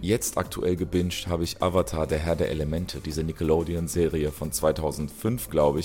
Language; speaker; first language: German; early bilingual, other home language; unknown